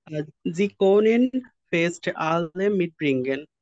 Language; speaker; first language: German; non-native, learner; Bangla